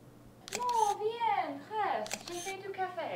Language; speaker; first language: French; non-native, learner; English